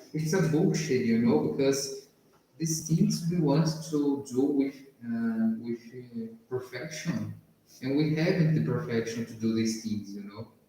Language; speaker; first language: English; non-native, learner; Portuguese